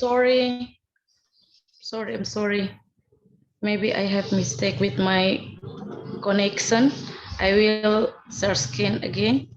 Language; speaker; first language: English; non-native, learner; Indonesian